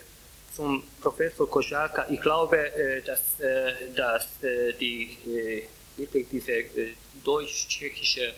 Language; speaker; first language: German; non-native, fluent; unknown